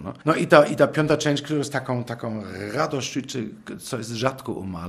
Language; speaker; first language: Polish; non-native, fluent; German